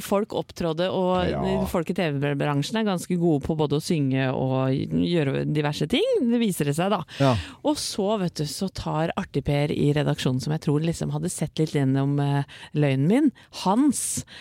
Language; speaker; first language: Norwegian; native; Norwegian